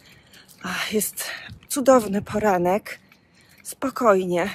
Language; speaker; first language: Polish; native; Polish